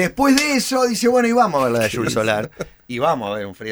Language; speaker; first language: Spanish; native; Spanish